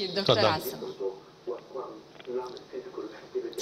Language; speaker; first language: Arabic; native; Arabic